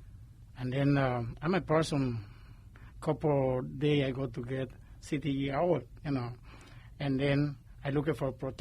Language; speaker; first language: English; non-native, learner; Spanish